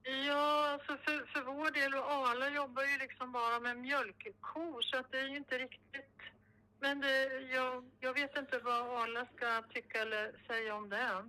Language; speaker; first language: Swedish; native; Swedish